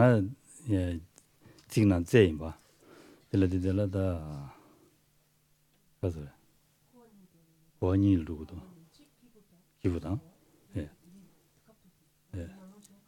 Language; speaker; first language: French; non-native, learner; Tibetan